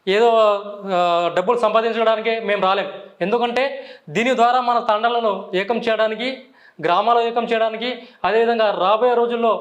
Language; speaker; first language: Telugu; non-native, local second language; Lambadi